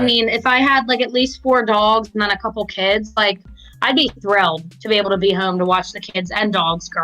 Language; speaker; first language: English; native; English